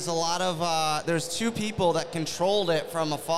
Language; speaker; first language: English; native; English